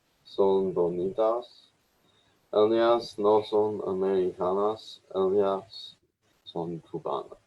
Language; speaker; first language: Spanish; non-native, learner; English